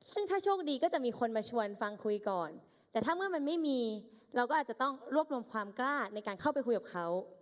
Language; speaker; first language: Thai; native; Thai